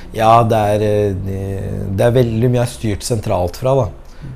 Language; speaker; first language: Norwegian; native; Norwegian